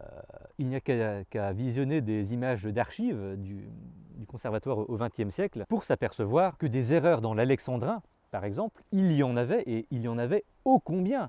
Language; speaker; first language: French; native; French